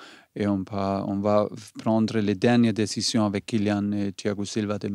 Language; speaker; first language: French; non-native, learner; German